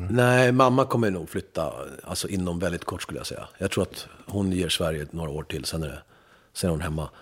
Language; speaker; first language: Swedish; early bilingual, other home language; Spanish